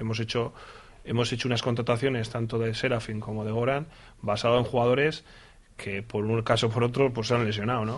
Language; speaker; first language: Spanish; native; Spanish